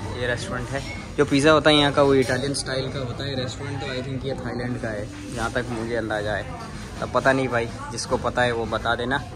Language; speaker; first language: Hindi; native; Hindi